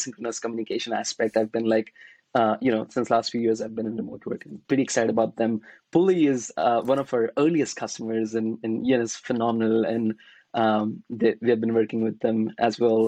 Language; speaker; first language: English; non-native, local second language; Hindi